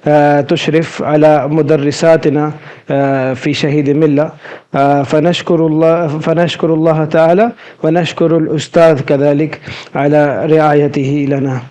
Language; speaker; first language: Arabic; non-native, fluent; Urdu